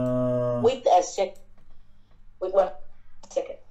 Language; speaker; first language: English; non-native, fluent; Chinese